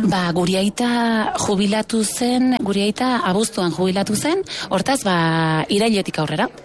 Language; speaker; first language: Basque; non-native, local second language; Spanish